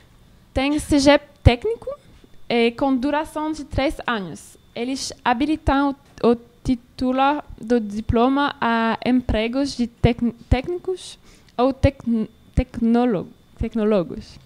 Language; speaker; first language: Portuguese; non-native, learner; French